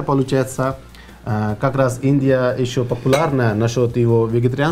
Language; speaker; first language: Russian; non-native, fluent; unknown